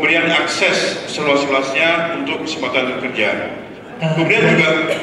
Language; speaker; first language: Indonesian; native; Indonesian